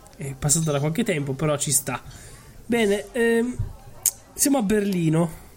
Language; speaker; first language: Italian; native; Italian